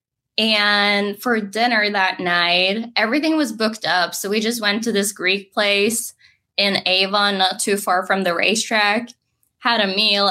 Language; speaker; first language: English; non-native, fluent; Norwegian